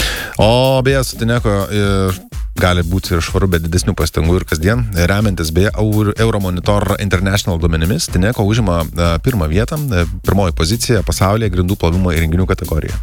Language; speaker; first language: Lithuanian; native; Lithuanian